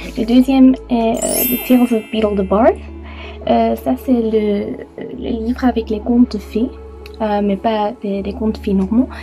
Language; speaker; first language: French; non-native, learner; Dutch